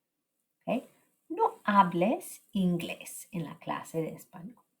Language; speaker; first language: Spanish; non-native, fluent; English